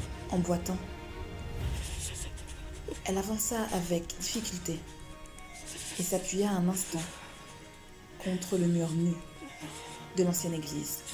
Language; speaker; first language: French; native; French